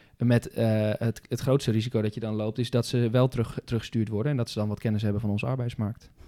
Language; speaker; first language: Dutch; native; Dutch